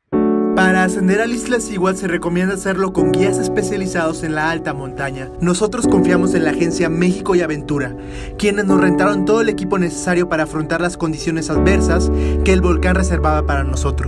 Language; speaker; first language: Spanish; native; Spanish